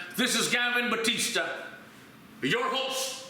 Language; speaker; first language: English; non-native, local second language; Filipino